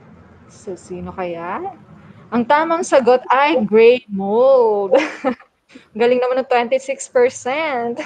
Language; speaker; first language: Filipino; native; Filipino